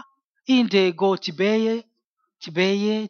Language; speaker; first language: Swedish; non-native, learner; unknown